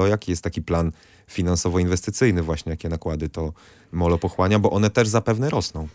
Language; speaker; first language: Polish; native; Polish